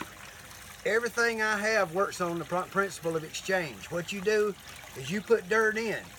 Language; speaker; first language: English; native; English